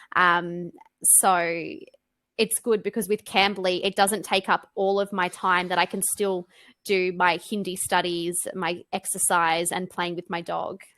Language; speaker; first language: English; native; English